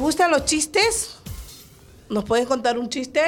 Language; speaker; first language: Spanish; native; Spanish